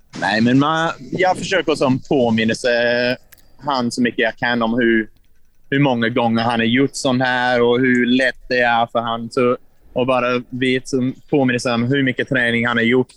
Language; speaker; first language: Swedish; non-native, learner; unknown